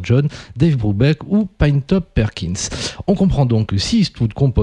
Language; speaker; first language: French; native; French